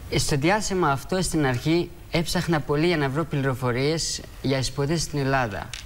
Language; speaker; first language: Greek; non-native, fluent; Persian